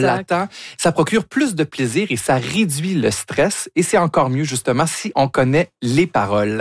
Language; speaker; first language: French; native; French